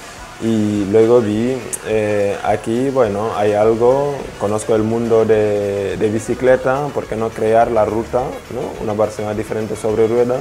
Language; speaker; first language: Spanish; non-native, fluent; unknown